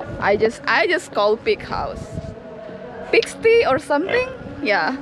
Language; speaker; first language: English; non-native, learner; Indonesian